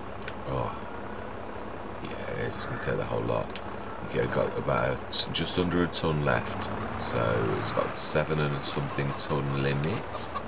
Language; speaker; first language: English; native; English